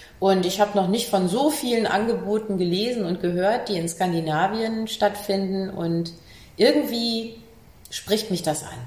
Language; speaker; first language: German; native; German